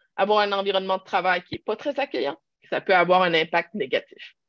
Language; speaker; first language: French; native; French